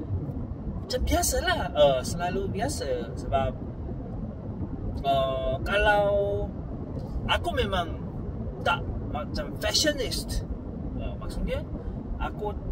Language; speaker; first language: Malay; non-native, fluent; Korean